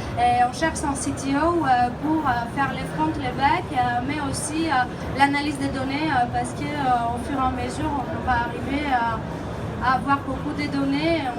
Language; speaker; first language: French; non-native, fluent; Greek